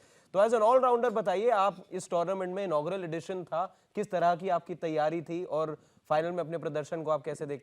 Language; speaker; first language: Hindi; native; Hindi